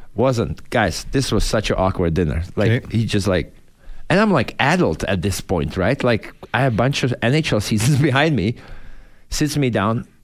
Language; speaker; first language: English; non-native, fluent; Czech